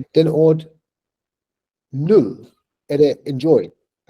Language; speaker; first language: Danish; non-native, learner; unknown